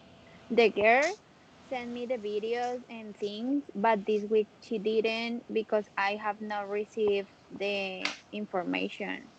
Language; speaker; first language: English; non-native, learner; Spanish